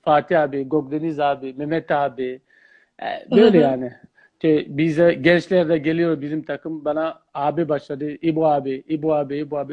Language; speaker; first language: Turkish; non-native, learner; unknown